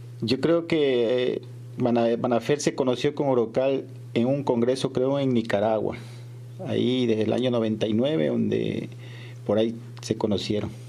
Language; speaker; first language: Spanish; native; Spanish